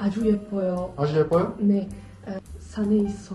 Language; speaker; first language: Korean; non-native, learner; French